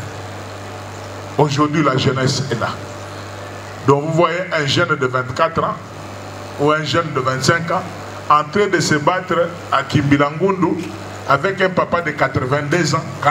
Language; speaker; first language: French; non-native, local second language; Luba-Lulua